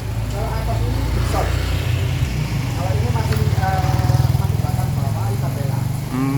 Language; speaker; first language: Indonesian; non-native, local second language; Javanese